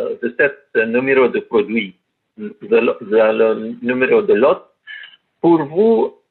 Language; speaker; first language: French; non-native, learner; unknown